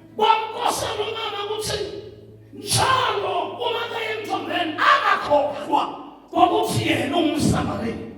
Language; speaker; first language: Zulu; non-native, local second language; Swati